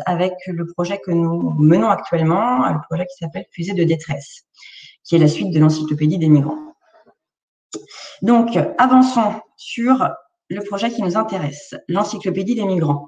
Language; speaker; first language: French; native; French